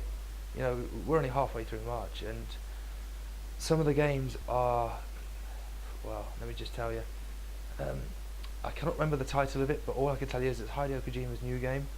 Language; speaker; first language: English; native; English